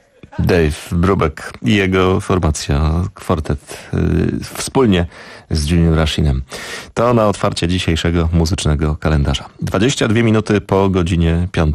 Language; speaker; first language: Polish; native; Polish